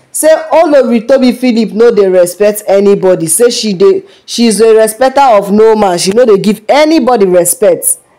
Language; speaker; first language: Nigerian Pidgin; non-native, local second language; Yoruba